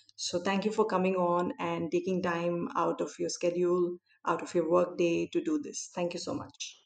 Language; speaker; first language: English; non-native, local second language; Hindi